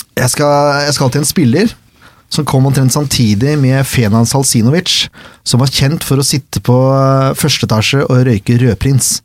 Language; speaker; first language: Norwegian; native; Norwegian